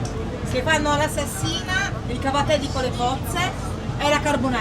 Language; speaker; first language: Italian; native; Italian